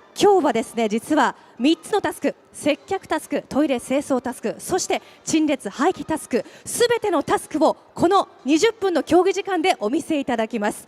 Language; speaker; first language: Japanese; native; Japanese